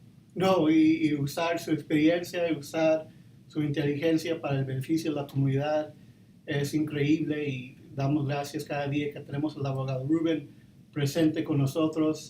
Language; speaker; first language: Spanish; early bilingual, heritage; Spanish